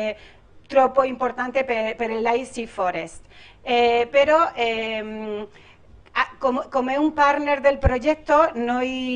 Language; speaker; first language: Italian; non-native, learner; Spanish